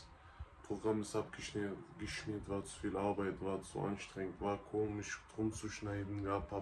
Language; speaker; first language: German; native; German